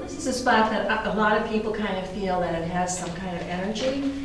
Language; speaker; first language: English; native; English